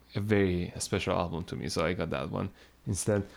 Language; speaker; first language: English; non-native, fluent; Persian